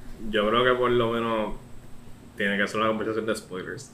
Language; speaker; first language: Spanish; early bilingual, heritage; Spanish